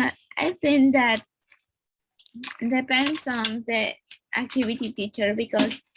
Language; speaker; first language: English; non-native, learner; Spanish